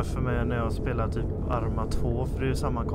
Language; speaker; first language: Swedish; native; Swedish